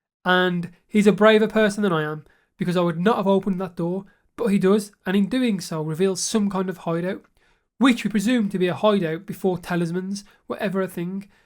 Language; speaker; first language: English; native; English